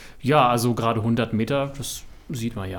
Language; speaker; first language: German; native; German